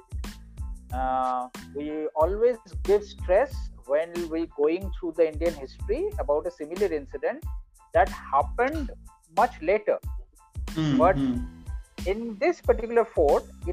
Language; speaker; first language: English; non-native, local second language; Bangla